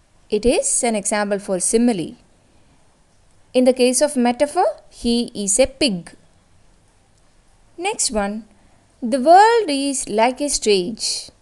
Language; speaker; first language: English; non-native, local second language; Malayalam